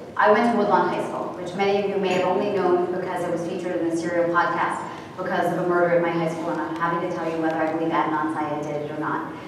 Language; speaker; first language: English; native; English